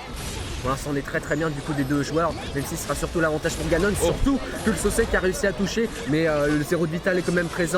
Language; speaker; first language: French; native; French